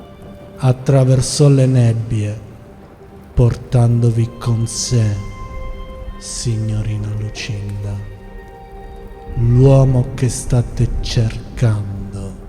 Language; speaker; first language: Italian; native; Italian